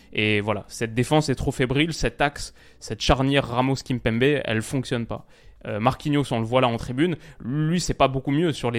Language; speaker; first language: French; native; French